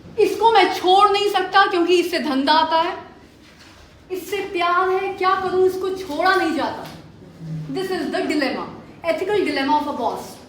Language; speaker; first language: Hindi; native; Hindi